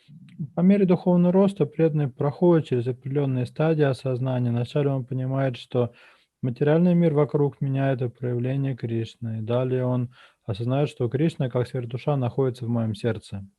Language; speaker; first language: Russian; native; Russian